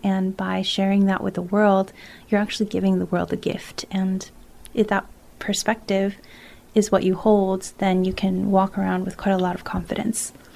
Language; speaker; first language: English; early bilingual, other home language; Chinese